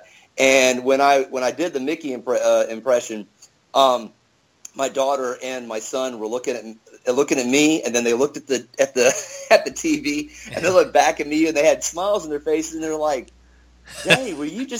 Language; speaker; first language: English; native; English